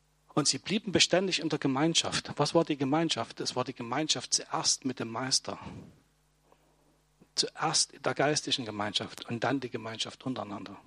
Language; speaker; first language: German; native; German